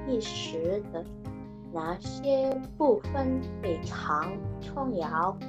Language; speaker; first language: Chinese; non-native, learner; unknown